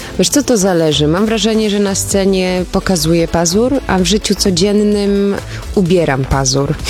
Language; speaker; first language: Polish; early bilingual, heritage; Polish